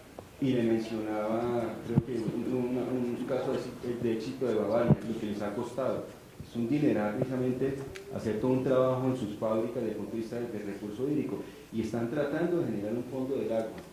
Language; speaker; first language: Spanish; native; Spanish